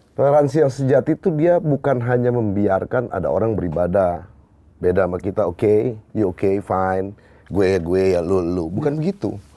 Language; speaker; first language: Indonesian; native; Indonesian